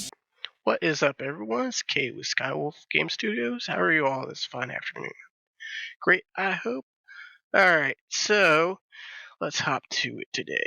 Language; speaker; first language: English; native; English